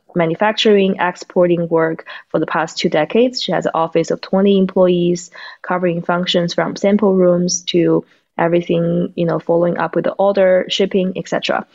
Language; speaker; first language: English; non-native, fluent; Chinese